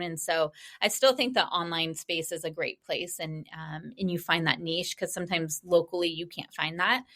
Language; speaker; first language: English; native; English